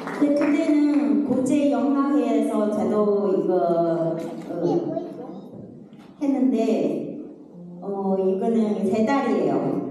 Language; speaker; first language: Korean; non-native, learner; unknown